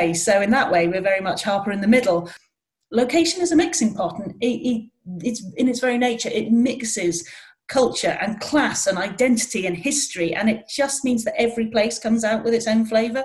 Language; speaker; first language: English; native; English